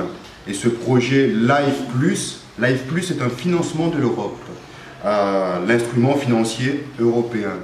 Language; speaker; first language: French; native; French